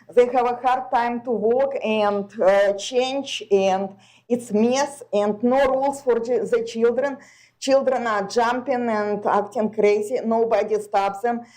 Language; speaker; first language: English; non-native, fluent; Russian